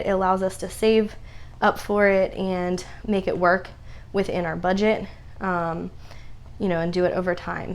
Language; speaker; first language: English; native; English